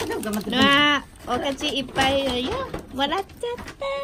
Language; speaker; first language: Japanese; non-native, fluent; Thai